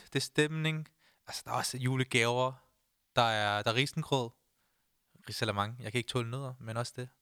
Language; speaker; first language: Danish; early bilingual, other home language; Punjabi